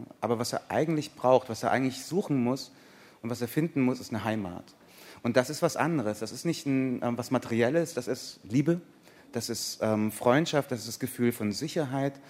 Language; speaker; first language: German; early bilingual, other home language; Persian